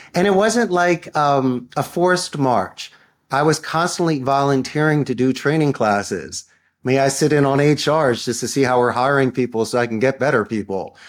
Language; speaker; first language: English; native; English